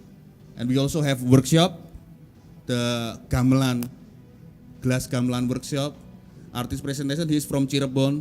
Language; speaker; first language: English; non-native, learner; Indonesian